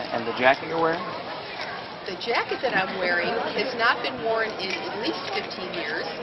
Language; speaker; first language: English; native; English